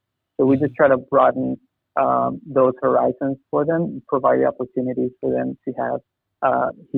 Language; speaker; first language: English; early bilingual, other home language; Spanish